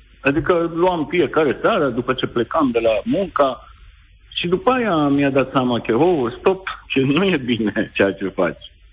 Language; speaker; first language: Romanian; non-native, fluent; Persian